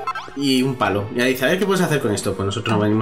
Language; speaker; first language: Spanish; native; Spanish